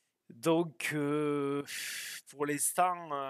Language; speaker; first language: French; native; French